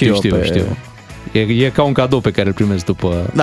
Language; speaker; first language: Romanian; native; Romanian